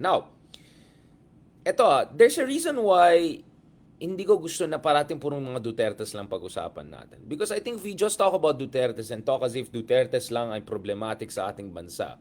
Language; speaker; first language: Filipino; native; Filipino